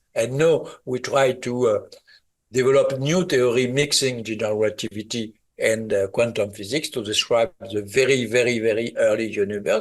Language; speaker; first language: English; non-native, fluent; French